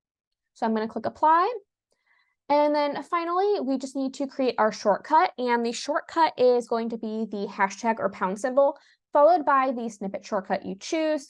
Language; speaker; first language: English; native; English